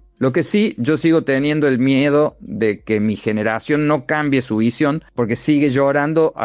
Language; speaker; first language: Spanish; native; Spanish